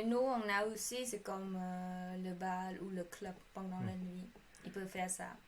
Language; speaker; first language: French; non-native, learner; Khmer